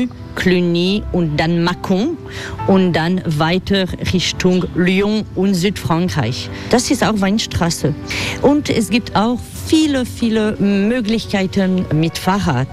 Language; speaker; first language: German; non-native, learner; French